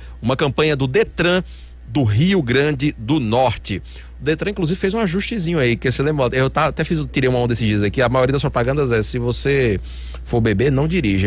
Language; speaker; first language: Portuguese; native; Portuguese